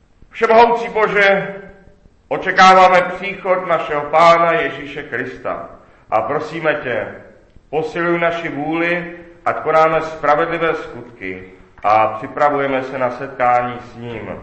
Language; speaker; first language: Czech; native; Czech